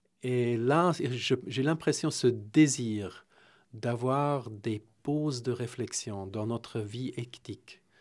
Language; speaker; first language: French; non-native, fluent; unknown